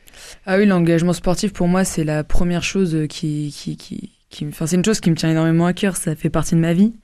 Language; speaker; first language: French; native; French